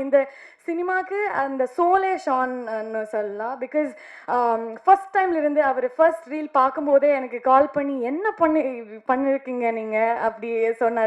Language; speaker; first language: Tamil; non-native, learner; Kannada